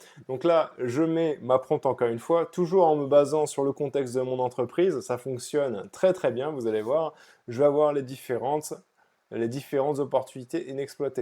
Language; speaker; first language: French; native; French